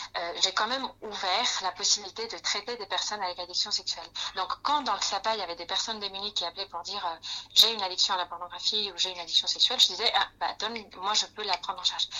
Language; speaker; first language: French; non-native, fluent; Spanish